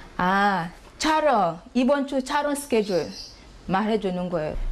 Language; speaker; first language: Korean; non-native, learner; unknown